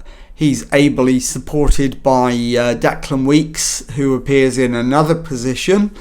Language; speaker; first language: English; native; English